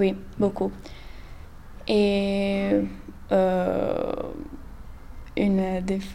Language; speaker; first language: French; non-native, learner; Italian